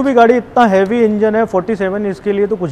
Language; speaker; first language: Hindi; native; Hindi